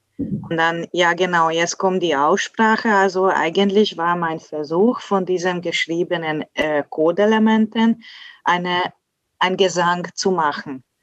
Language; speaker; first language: German; non-native, fluent; Hungarian